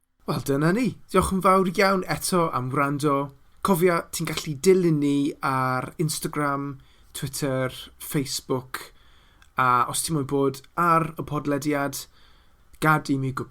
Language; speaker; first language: Welsh; non-native, learner; English